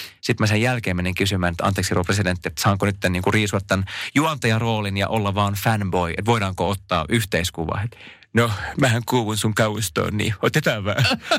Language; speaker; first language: Finnish; non-native, local second language; Swedish